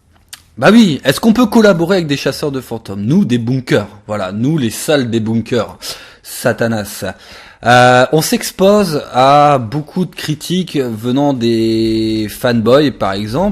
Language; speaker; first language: French; native; French